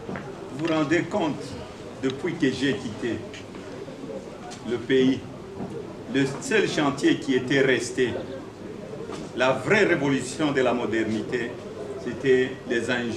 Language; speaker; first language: French; non-native, local second language; Swahili